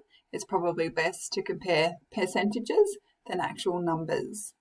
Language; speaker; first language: English; native; English